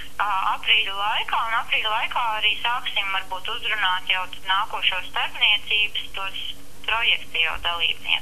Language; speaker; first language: Latvian; native; Latvian